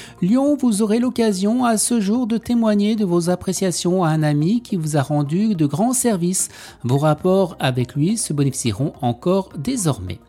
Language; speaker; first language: French; native; French